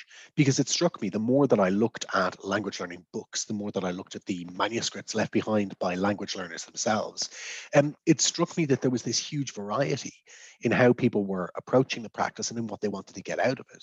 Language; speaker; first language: English; native; English